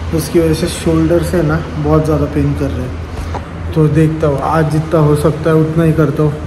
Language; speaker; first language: Hindi; non-native, local second language; Marathi